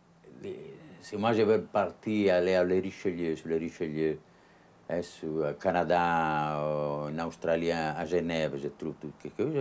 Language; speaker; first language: French; non-native, learner; Italian